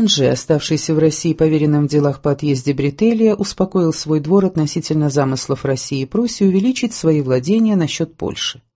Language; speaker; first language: Russian; native; Russian